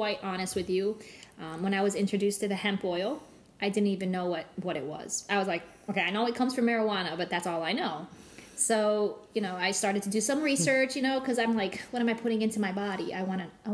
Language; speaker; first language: English; native; English